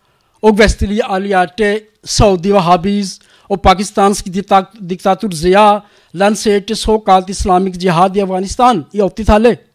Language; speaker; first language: Norwegian; non-native, learner; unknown